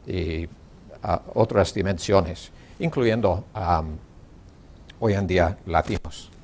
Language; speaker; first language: Spanish; non-native, learner; English